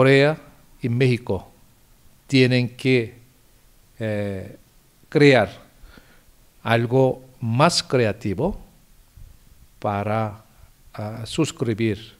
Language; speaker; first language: Spanish; non-native, fluent; Korean